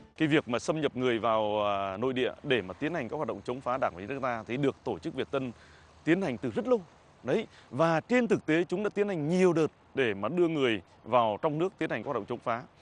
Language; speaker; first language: Vietnamese; native; Vietnamese